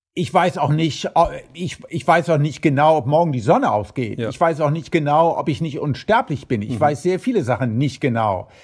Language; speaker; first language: German; early bilingual, heritage; German